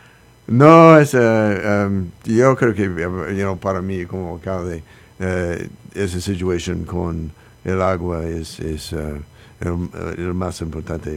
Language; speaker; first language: Spanish; non-native, learner; English